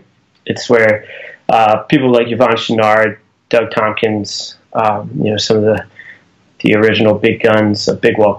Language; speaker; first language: English; native; English